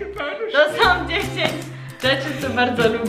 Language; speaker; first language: Polish; early bilingual, heritage; Polish